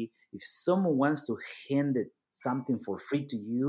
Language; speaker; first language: English; non-native, fluent; Spanish